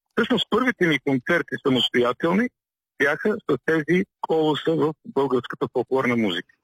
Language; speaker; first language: Bulgarian; native; Bulgarian